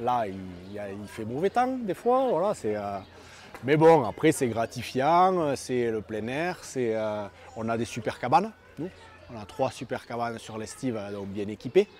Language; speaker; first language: French; native; French